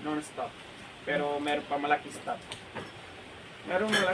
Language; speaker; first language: Filipino; non-native, learner; Punjabi